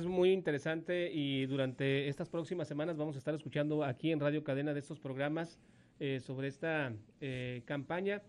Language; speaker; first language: Spanish; native; Spanish